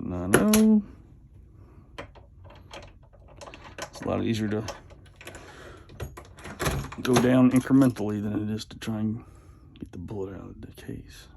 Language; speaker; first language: English; native; English